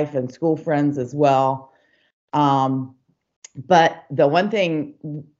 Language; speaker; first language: English; native; English